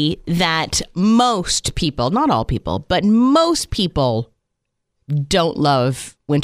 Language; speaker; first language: English; native; English